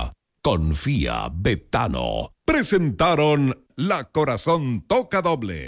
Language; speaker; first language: Spanish; native; Spanish